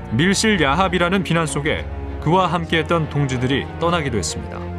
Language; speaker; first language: Korean; native; Korean